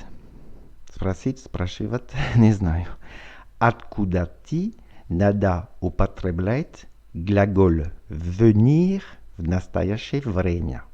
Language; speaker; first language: Russian; non-native, fluent; French